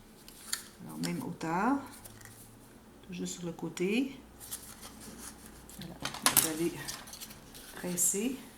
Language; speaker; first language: French; native; French